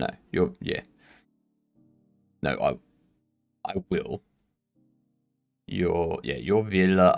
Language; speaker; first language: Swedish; non-native, learner; English